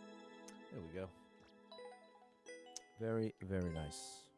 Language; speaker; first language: English; native; English